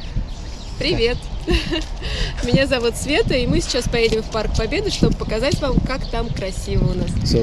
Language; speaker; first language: Russian; native; Russian